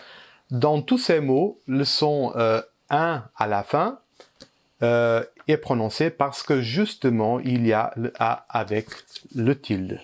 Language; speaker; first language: French; early bilingual, heritage; Portuguese